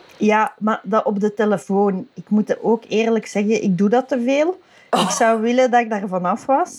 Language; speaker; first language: Dutch; native; Dutch